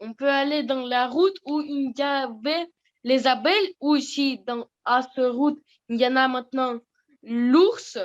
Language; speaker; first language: French; non-native, learner; Russian